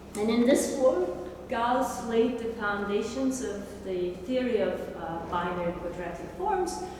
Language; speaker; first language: English; non-native, fluent; Turkish